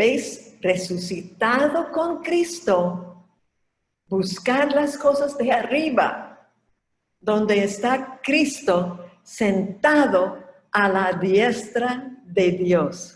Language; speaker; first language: Spanish; non-native, fluent; English